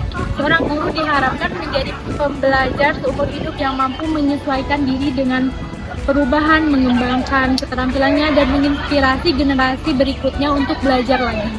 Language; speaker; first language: Indonesian; native; Indonesian